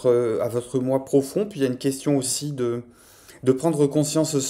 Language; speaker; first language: French; native; French